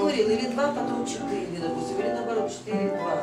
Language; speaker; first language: Italian; non-native, fluent; Russian